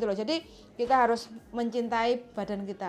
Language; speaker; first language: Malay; non-native, local second language; Javanese